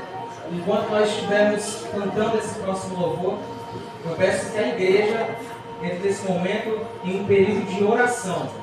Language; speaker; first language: Portuguese; native; Portuguese